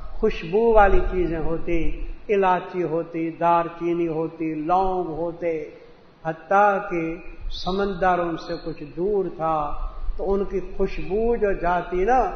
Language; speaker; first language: Urdu; non-native, local second language; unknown